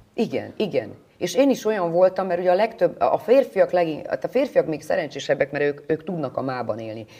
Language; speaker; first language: Hungarian; native; Hungarian